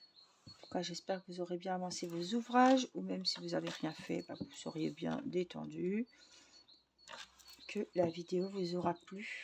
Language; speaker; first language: French; native; French